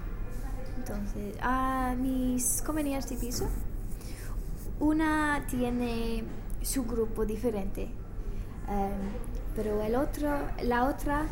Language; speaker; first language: Spanish; non-native, learner; English